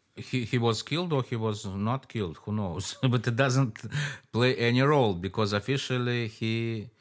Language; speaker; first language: English; non-native, fluent; Russian